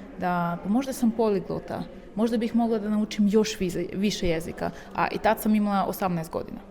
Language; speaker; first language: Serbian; non-native, fluent; Russian